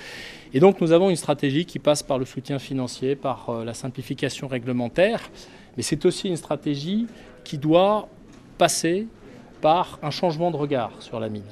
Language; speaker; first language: French; native; French